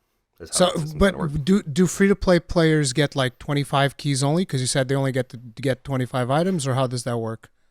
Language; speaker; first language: English; native; English